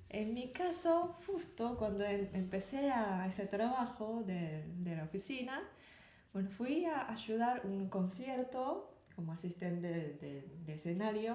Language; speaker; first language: Spanish; non-native, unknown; Japanese